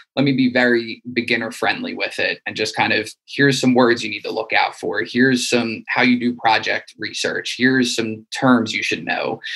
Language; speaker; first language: English; native; English